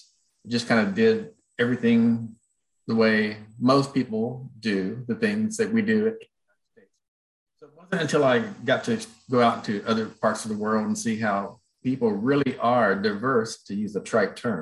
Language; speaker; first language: English; native; English